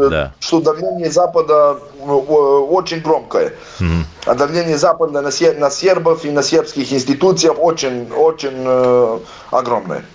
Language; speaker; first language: Russian; non-native, learner; Serbian